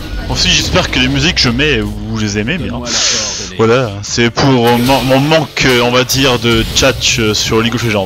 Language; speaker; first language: French; native; French